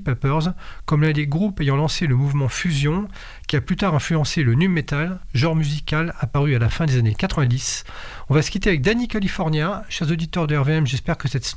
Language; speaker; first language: French; native; French